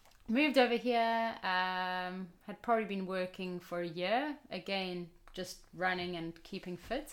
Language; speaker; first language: English; native; English